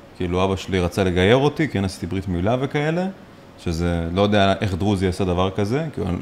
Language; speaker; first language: Hebrew; non-native, local second language; Arabic